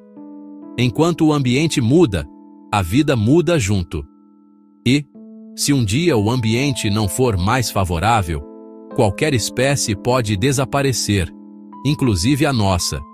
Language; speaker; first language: Portuguese; native; Portuguese